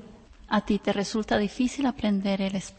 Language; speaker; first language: Spanish; non-native, fluent; Czech